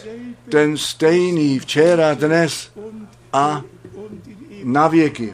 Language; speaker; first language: Czech; non-native, fluent; German